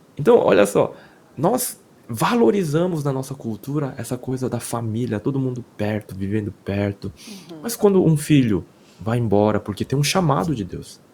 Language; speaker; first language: Portuguese; non-native, fluent; Korean